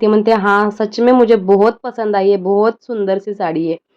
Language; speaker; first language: Hindi; non-native, local second language; Marathi